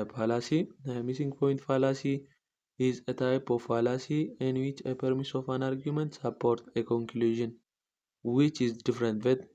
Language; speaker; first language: English; non-native, local second language; Amharic